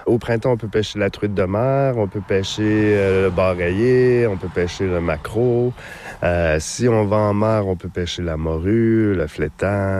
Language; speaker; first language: French; native; French